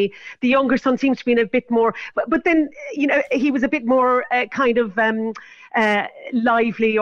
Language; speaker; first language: English; native; English